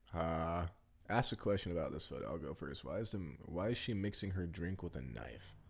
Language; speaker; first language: English; native; English